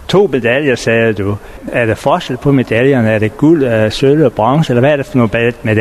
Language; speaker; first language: Danish; native; Danish